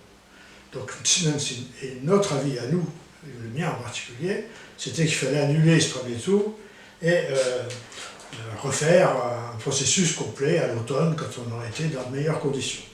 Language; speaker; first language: French; native; French